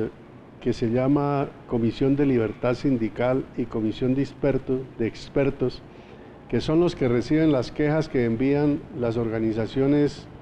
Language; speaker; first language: Spanish; native; Spanish